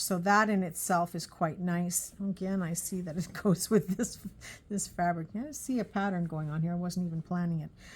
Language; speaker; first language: English; native; English